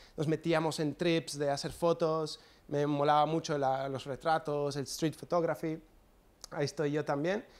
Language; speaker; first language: Spanish; non-native, fluent; English